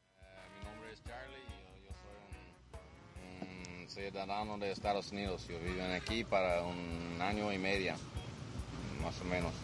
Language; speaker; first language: Spanish; non-native, learner; English